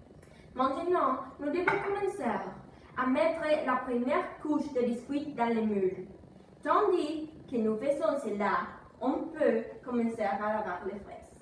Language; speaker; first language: French; non-native, learner; Spanish